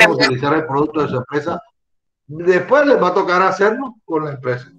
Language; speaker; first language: Spanish; native; Spanish